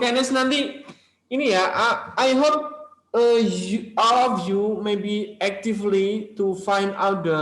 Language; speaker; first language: English; non-native, learner; Indonesian